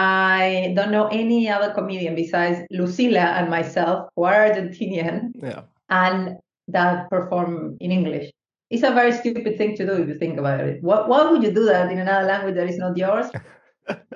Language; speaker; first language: English; non-native, fluent; Spanish